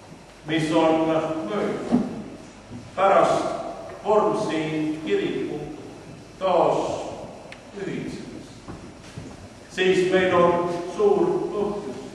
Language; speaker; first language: Estonian; non-native, learner; Swedish